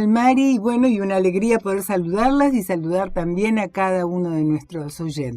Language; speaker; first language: Spanish; native; Spanish